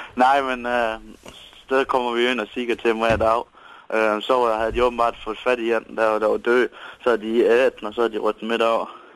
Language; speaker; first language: Danish; native; Danish